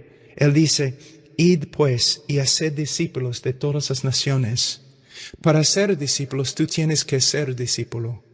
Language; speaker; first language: Spanish; non-native, fluent; English